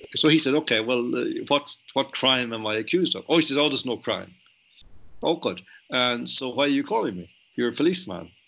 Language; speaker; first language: English; native; English